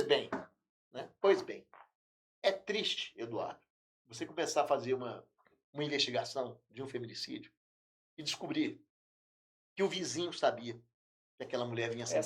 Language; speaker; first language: Portuguese; native; Portuguese